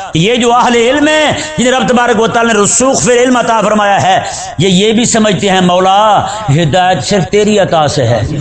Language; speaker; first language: Urdu; native; Urdu